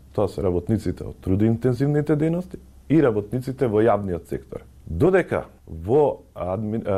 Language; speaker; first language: Macedonian; native; Macedonian